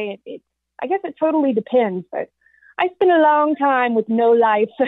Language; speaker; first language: English; native; English